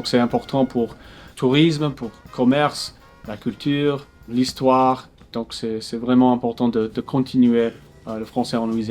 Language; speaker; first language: French; non-native, local second language; English